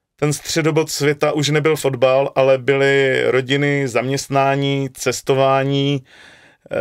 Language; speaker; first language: Czech; native; Czech